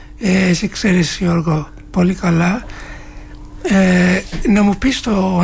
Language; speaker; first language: Greek; non-native, learner; Turkish